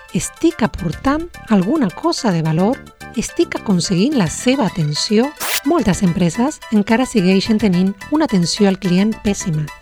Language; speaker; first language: Catalan; non-native, fluent; Spanish